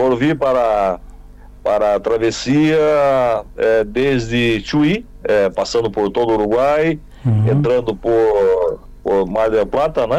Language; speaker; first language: Spanish; non-native, learner; Portuguese